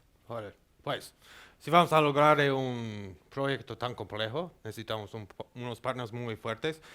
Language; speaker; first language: Spanish; non-native, fluent; English